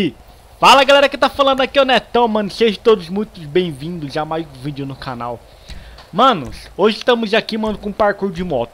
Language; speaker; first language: Portuguese; native; Portuguese